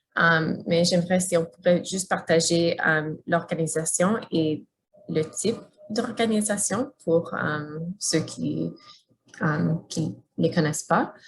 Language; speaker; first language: French; non-native, fluent; English